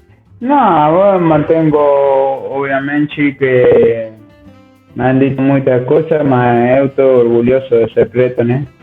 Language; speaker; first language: Portuguese; non-native, learner; Spanish